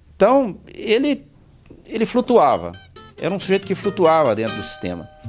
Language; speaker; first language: Portuguese; native; Portuguese